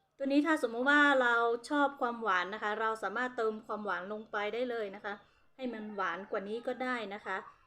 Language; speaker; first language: Thai; non-native, local second language; Hmong